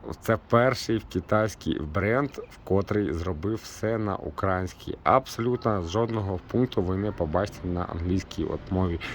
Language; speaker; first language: Ukrainian; non-native, local second language; Russian